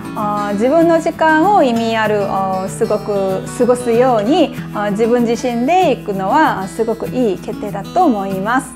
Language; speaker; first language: Japanese; non-native, fluent; Korean